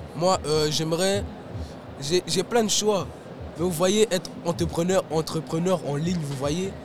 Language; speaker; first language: French; native; French